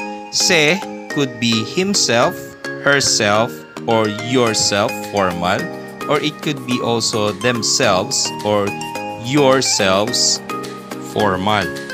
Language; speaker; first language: English; non-native, local second language; Filipino